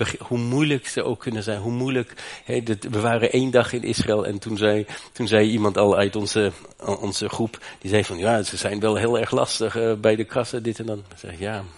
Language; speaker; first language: Dutch; non-native, fluent; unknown